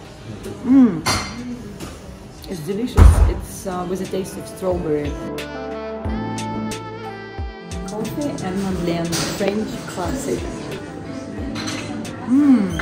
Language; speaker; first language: English; non-native, fluent; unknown